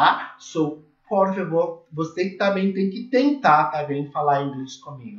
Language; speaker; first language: Portuguese; non-native, learner; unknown